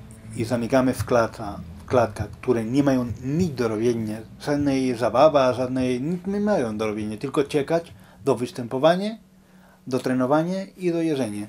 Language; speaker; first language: Polish; non-native, learner; Spanish